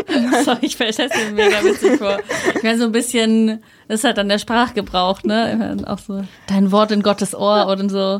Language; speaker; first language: German; native; German